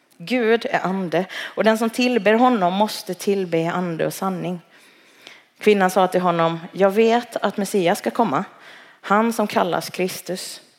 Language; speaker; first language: Swedish; early bilingual, other home language; Cantonese